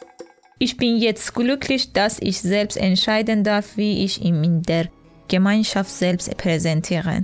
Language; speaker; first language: German; non-native, learner; Persian